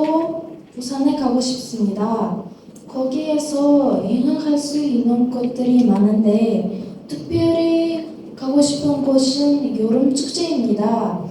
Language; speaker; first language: Korean; non-native, learner; Kazakh